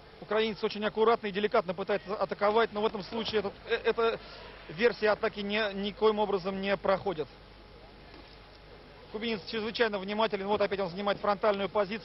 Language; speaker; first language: Russian; native; Russian